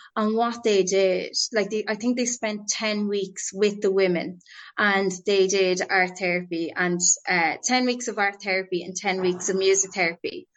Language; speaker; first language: English; native; English